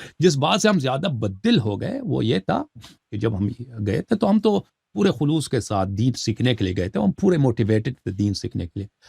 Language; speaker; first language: Urdu; early bilingual, heritage; Urdu